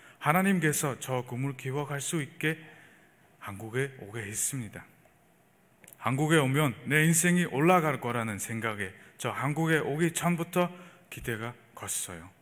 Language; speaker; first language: Korean; non-native, fluent; Mongolian